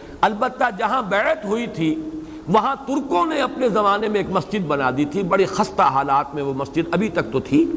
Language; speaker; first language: Urdu; native; Urdu